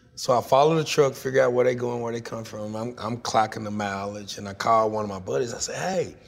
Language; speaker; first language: English; native; English